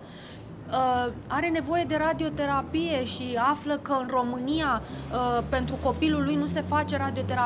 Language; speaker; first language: Romanian; native; Romanian